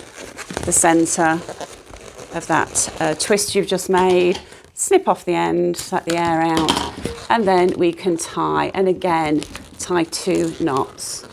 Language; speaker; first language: English; native; English